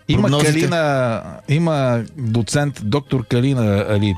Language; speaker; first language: Bulgarian; native; Bulgarian